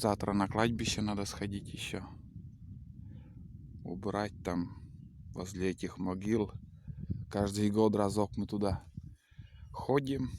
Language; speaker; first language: Russian; native; Russian